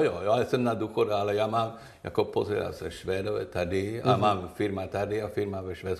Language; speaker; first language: Czech; non-native, learner; Swedish